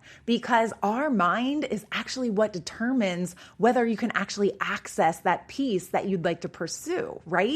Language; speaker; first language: English; native; English